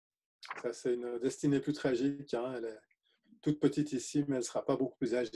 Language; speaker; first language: French; native; French